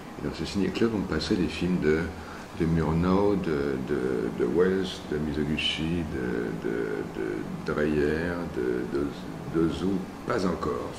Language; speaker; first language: French; native; French